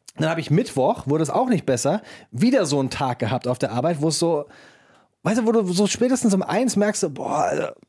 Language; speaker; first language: German; native; German